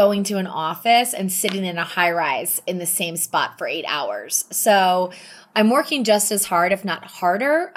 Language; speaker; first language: English; native; English